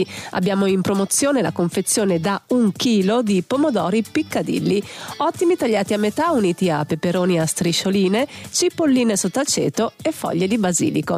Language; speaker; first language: Italian; native; Italian